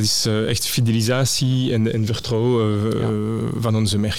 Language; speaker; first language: Dutch; non-native, local second language; French